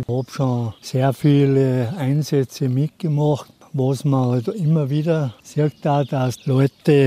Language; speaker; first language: German; native; German